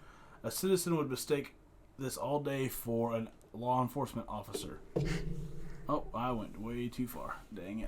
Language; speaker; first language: English; native; English